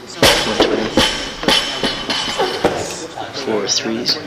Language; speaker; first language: English; native; English